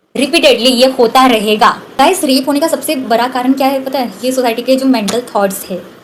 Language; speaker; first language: Hindi; non-native, local second language; Bangla